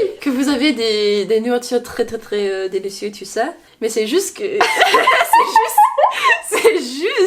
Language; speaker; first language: French; non-native, fluent; English